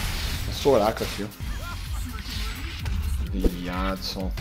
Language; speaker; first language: Portuguese; native; Portuguese